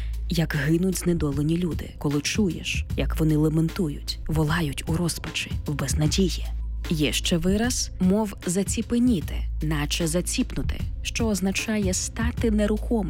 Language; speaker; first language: Ukrainian; native; Ukrainian